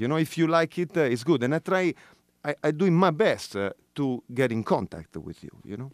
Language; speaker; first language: English; non-native, fluent; Italian